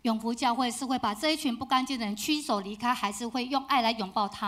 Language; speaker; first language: Chinese; native; Chinese